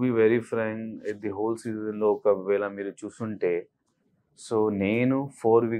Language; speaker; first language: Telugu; non-native, local second language; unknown